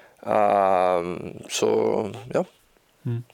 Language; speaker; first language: Swedish; non-native, learner; Portuguese